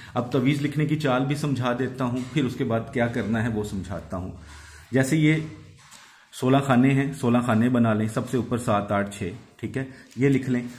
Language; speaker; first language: Urdu; non-native, local second language; Punjabi